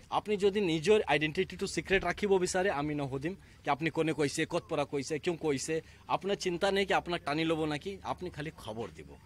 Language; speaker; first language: Assamese; non-native, fluent; Hindi